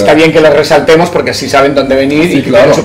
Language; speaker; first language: Spanish; native; Spanish